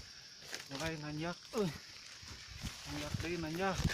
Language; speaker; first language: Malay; non-native, local second language; Sundanese